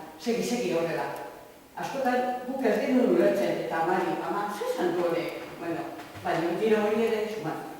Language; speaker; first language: Basque; native; Basque